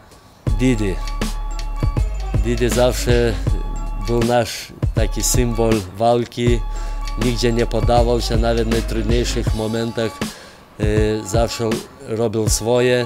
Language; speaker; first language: Polish; non-native, fluent; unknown